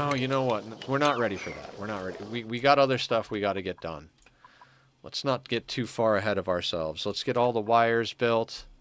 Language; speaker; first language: English; native; English